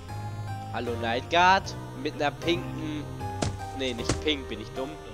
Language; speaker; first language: German; native; German